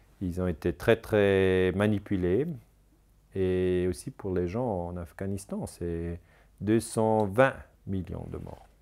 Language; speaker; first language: French; non-native, local second language; German